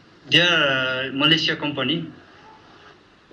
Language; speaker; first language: English; non-native, learner; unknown